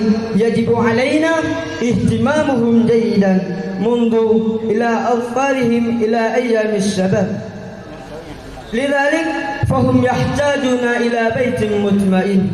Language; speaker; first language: Arabic; non-native, learner; Indonesian